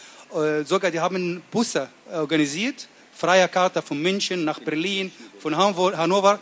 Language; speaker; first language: German; non-native, learner; Arabic